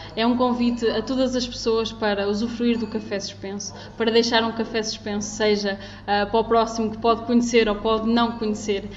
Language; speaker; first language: Portuguese; native; Portuguese